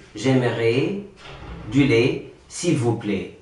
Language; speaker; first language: French; non-native, fluent; Arabic